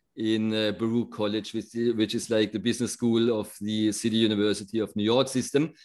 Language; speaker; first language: English; non-native, fluent; German